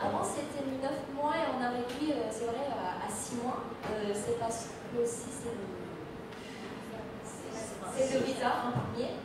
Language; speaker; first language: French; non-native, fluent; Indonesian